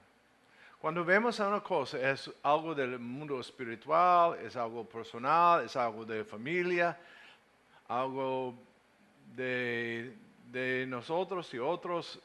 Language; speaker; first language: Spanish; non-native, learner; English